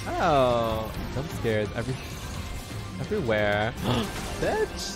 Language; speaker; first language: English; native; English